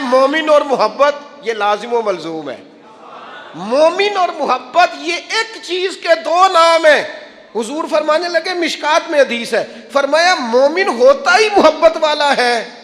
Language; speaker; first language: Urdu; non-native, local second language; Punjabi